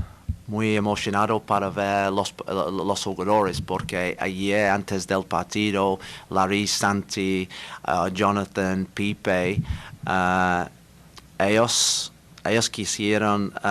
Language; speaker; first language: Spanish; non-native, learner; English